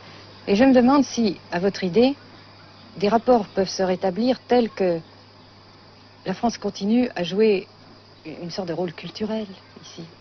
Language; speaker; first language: French; native; French